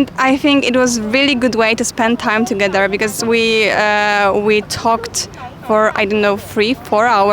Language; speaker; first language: English; non-native, fluent; Polish